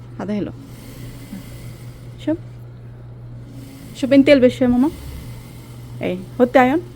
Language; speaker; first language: Arabic; non-native, learner; Bangla